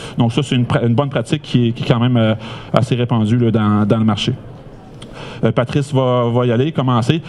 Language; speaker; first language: French; native; French